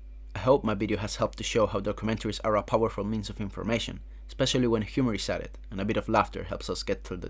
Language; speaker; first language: English; non-native, fluent; Spanish